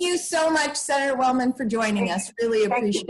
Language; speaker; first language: English; native; English